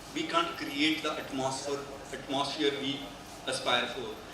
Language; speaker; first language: English; non-native, local second language; Punjabi